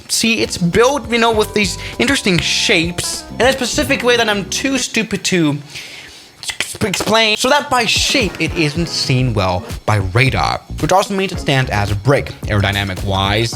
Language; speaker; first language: English; non-native, fluent; German